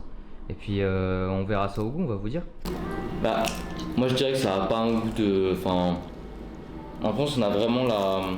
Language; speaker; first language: French; native; French